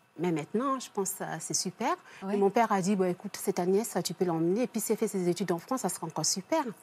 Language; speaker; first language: French; early bilingual, other home language; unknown